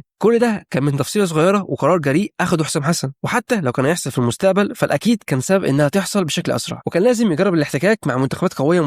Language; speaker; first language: Arabic; native; Arabic